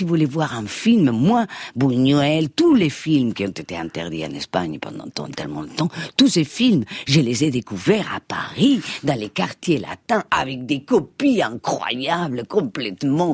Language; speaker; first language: French; non-native, fluent; Spanish